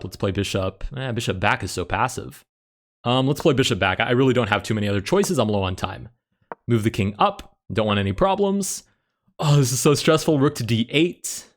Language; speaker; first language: English; native; English